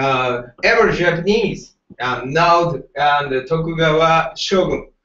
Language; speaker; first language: English; non-native, learner; Japanese